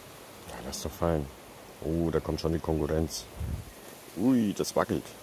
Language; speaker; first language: German; native; German